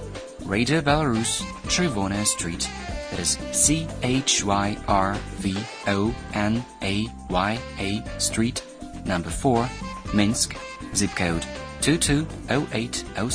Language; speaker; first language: English; non-native, fluent; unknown